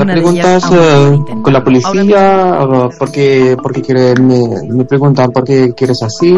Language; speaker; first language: Spanish; non-native, learner; Arabic